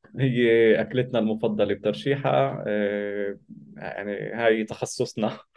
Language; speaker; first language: Arabic; native; Arabic